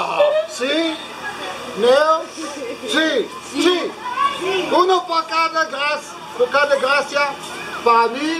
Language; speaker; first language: Spanish; non-native, learner; French